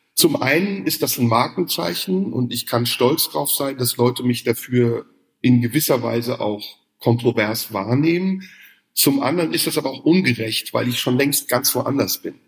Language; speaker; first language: German; early bilingual, other home language; Turkish